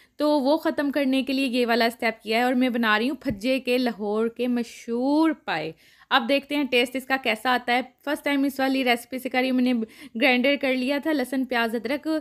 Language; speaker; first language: Urdu; non-native, local second language; Punjabi